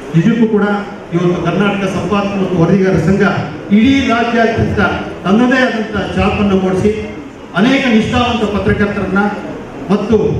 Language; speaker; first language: Kannada; native; Kannada